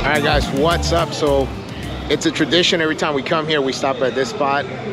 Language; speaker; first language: English; early bilingual, other home language; Spanish